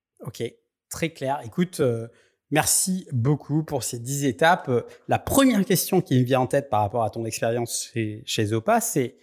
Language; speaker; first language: French; native; French